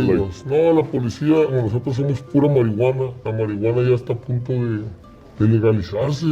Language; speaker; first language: Spanish; native; Spanish